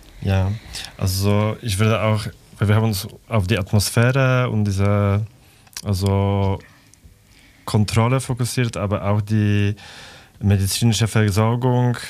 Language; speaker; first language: German; non-native, fluent; Polish